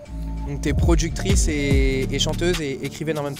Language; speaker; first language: French; native; French